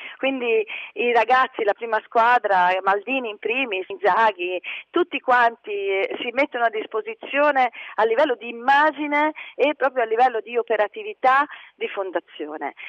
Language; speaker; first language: Italian; native; Italian